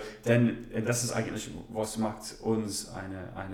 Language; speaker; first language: German; non-native, learner; English